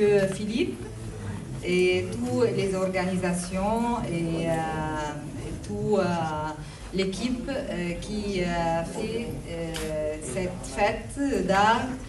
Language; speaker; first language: French; non-native, fluent; Arabic